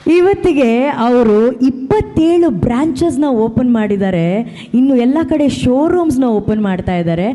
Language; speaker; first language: Kannada; native; Kannada